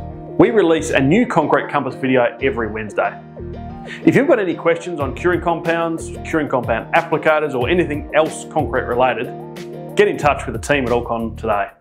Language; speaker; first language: English; native; English